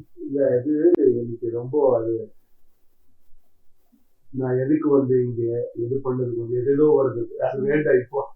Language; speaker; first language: Tamil; non-native, learner; Kannada